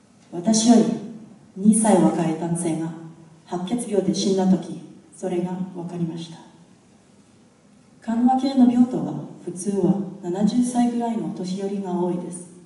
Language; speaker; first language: Japanese; non-native, fluent; English